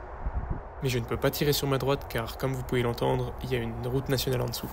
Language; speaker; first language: French; native; French